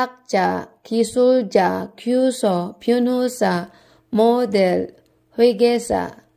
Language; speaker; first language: Korean; non-native, learner; Cebuano